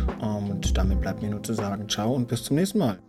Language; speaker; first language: German; native; German